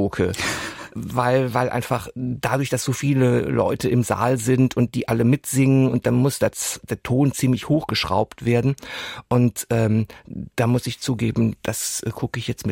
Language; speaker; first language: German; non-native, local second language; French